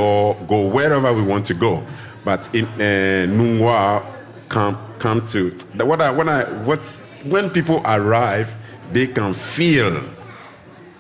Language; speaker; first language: English; non-native, local second language; Ga